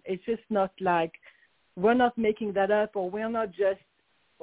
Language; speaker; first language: English; non-native, fluent; French